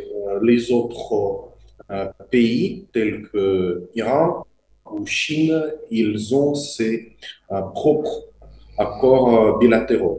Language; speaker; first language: French; non-native, fluent; Russian